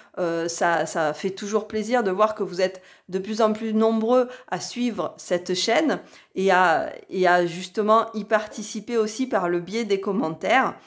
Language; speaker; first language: French; native; French